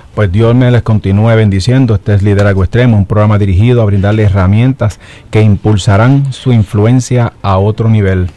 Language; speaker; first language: Spanish; native; Spanish